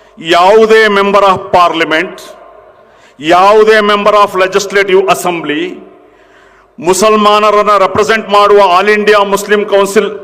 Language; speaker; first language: Kannada; non-native, local second language; Urdu